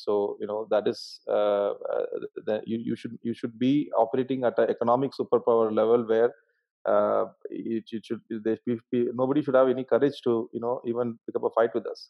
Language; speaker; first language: English; non-native, local second language; Tamil